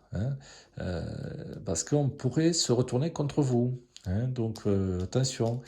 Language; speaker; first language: French; native; French